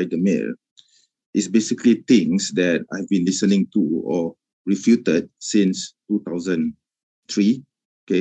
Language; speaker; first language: English; non-native, local second language; Malay